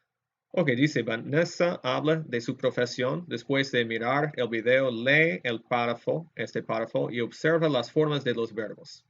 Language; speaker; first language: Spanish; non-native, fluent; English